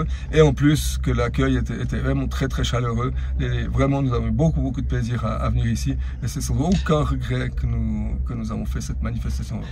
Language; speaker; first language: French; native; French